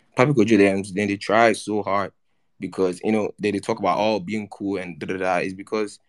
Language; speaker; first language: English; non-native, local second language; Akan